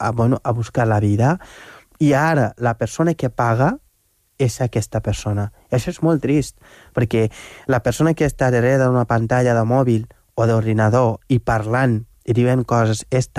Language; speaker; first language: Catalan; non-native, fluent; Wolof